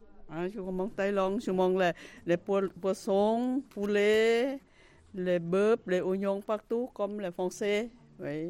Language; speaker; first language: French; non-native, learner; Thai